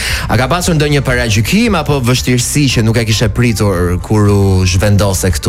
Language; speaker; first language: Albanian; native; Albanian